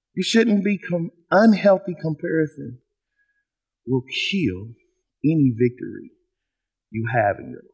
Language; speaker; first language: English; native; English